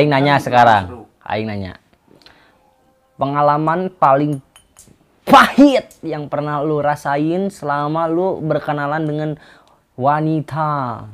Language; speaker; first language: Indonesian; non-native, local second language; Sundanese